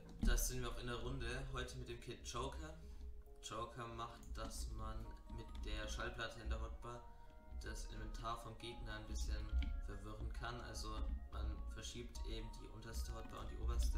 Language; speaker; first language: German; native; German